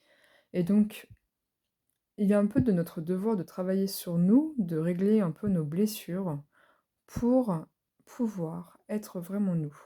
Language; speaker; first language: French; native; French